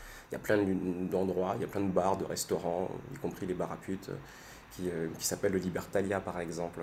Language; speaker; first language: French; native; French